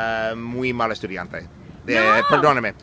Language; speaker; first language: Spanish; non-native, learner; English